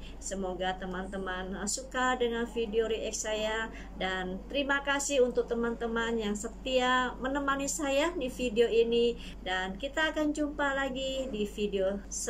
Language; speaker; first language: Indonesian; non-native, local second language; Malay